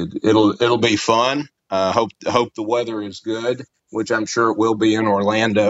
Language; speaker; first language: English; native; English